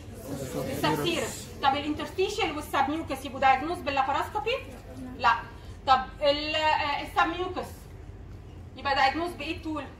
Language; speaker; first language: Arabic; native; Arabic